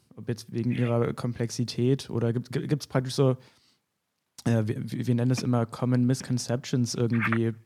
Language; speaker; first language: German; native; German